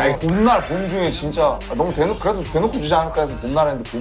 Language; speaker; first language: Korean; native; Korean